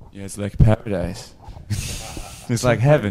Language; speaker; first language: English; non-native, learner; Japanese